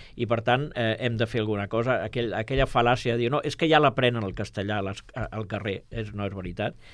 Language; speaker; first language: Catalan; native; Catalan